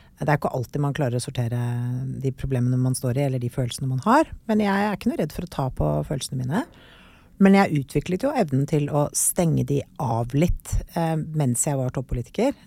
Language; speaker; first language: Norwegian; native; Norwegian